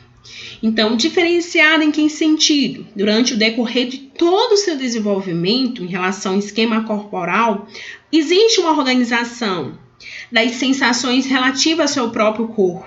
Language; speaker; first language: Portuguese; native; Portuguese